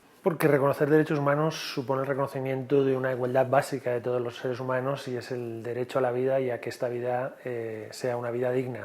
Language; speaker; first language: Spanish; native; Spanish